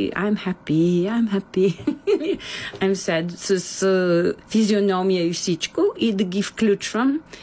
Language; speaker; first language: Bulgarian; non-native, fluent; English